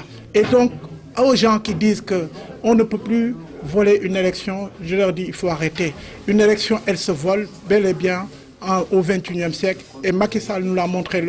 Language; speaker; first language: French; non-native, local second language; Wolof